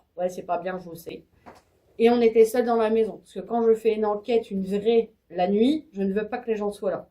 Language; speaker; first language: French; native; French